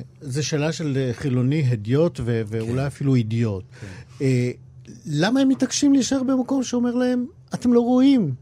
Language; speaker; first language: Hebrew; native; Hebrew